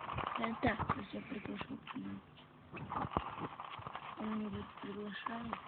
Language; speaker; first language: Russian; non-native, learner; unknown